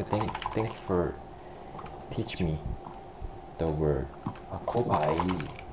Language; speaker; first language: English; non-native, learner; Korean